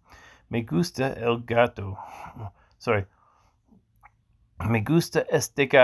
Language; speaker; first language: Spanish; non-native, learner; English